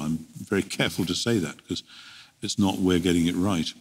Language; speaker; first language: English; native; English